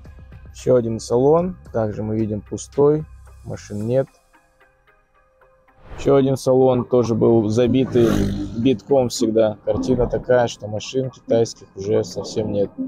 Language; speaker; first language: Russian; native; Russian